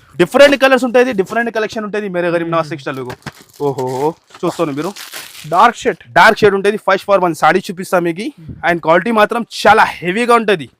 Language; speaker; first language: Telugu; non-native, local second language; Urdu